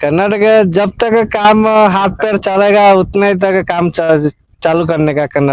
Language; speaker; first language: Hindi; non-native, local second language; Odia